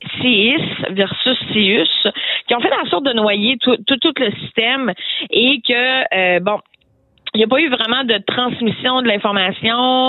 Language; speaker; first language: French; native; French